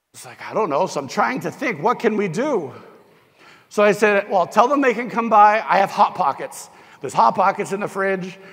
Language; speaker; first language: English; native; English